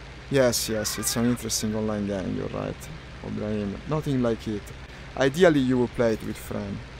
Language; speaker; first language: English; non-native, fluent; Italian